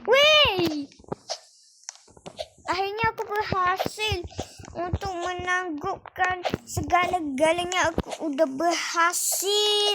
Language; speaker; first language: Malay; native; Malay